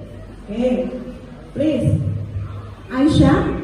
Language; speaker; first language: English; non-native, learner; Indonesian